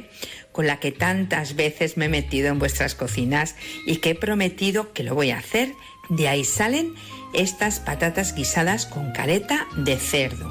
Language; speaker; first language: Spanish; native; Spanish